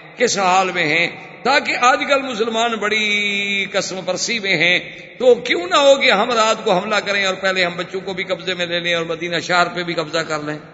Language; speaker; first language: Urdu; native; Urdu